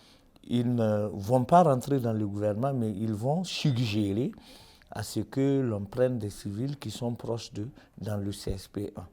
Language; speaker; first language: French; native; French